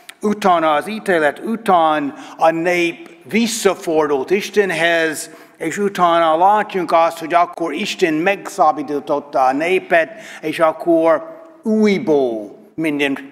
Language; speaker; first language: Hungarian; non-native, learner; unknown